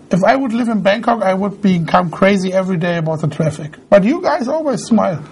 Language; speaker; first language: English; non-native, fluent; German